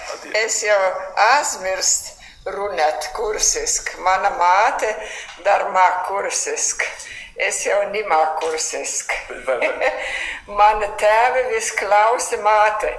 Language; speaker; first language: Latvian; early bilingual, heritage; Latvian